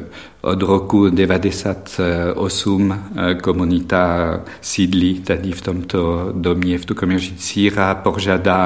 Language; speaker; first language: Czech; non-native, fluent; French